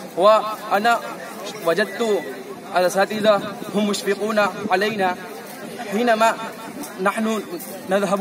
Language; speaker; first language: Arabic; non-native, learner; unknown